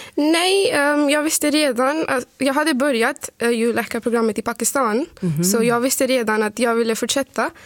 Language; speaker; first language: Swedish; non-native, fluent; Urdu